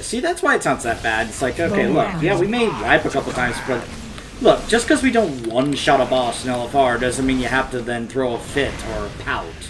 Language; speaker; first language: English; native; English